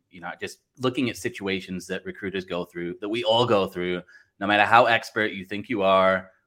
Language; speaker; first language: English; native; English